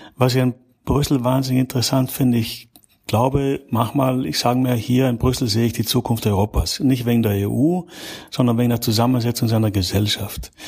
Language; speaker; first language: German; native; German